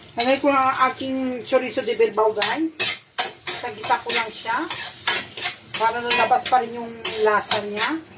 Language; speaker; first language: Filipino; non-native, local second language; Hiligaynon